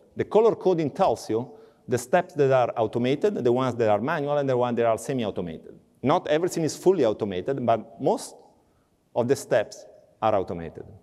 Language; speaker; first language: English; non-native, fluent; Italian